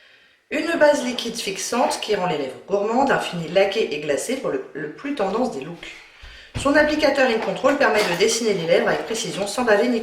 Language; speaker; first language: French; native; French